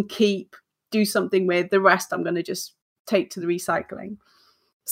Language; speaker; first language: English; native; English